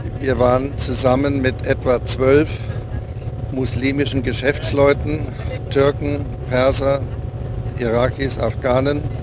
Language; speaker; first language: German; native; German